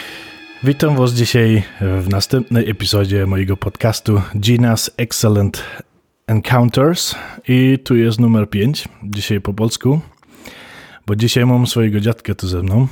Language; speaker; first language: Polish; early bilingual, heritage; Polish